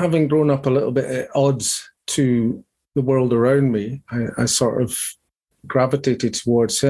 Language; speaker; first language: English; native; English